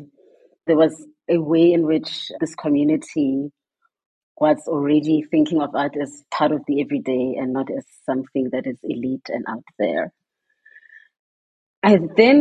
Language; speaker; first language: English; non-native, local second language; Tswana